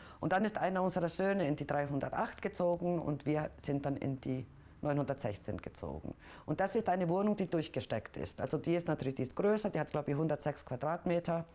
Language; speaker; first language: German; non-native, fluent; Icelandic